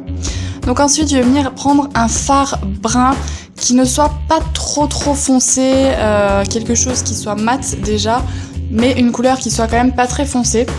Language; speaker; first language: French; native; French